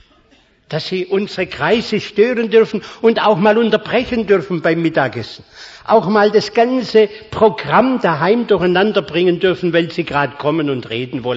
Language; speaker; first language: German; native; German